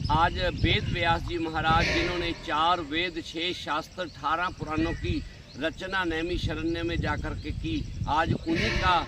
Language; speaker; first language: Hindi; non-native, local second language; Punjabi